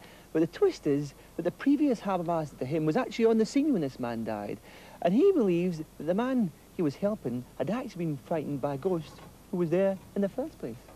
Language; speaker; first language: English; native; English